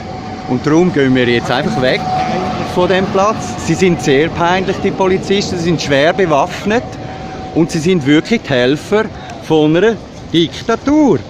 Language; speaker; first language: German; native; German